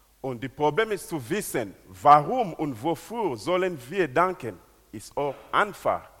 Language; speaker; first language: German; non-native, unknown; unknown